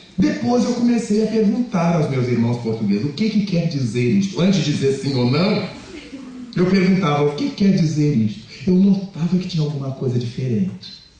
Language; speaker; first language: Portuguese; native; Portuguese